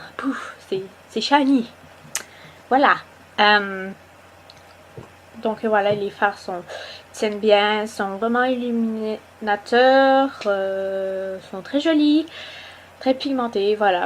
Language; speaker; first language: French; native; French